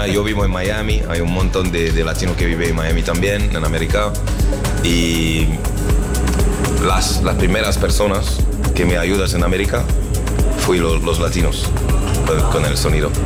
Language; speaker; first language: Spanish; non-native, learner; French